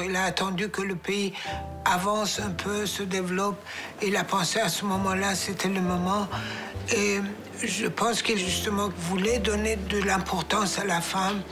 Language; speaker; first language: French; non-native, fluent; Persian